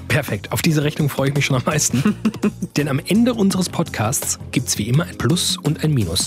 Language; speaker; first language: German; native; German